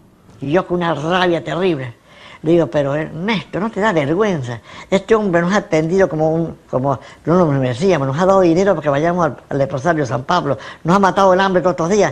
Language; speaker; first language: Spanish; native; Spanish